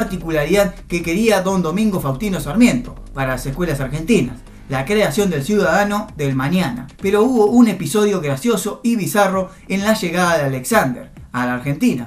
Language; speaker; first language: Spanish; native; Spanish